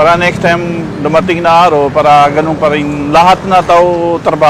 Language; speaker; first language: Filipino; non-native, learner; Punjabi